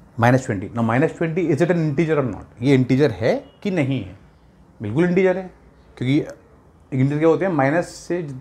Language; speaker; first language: Hindi; native; Hindi